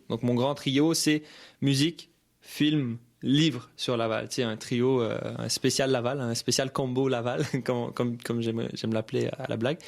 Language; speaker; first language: French; early bilingual, other home language; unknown